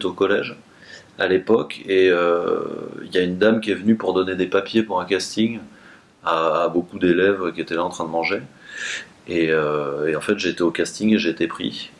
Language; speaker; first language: French; native; French